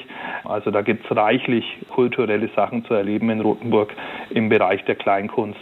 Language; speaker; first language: German; native; German